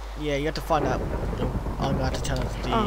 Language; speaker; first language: English; native; English